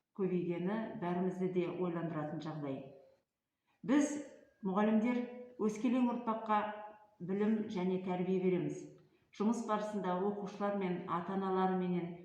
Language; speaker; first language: Kazakh; native; Kazakh